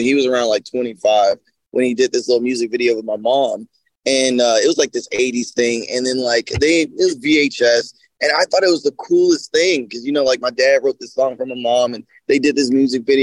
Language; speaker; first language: English; native; English